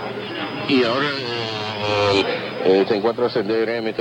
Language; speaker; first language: Spanish; non-native, fluent; English